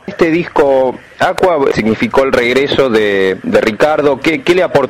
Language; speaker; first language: Spanish; native; Spanish